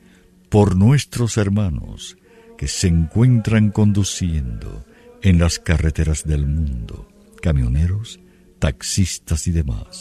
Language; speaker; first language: Spanish; native; Spanish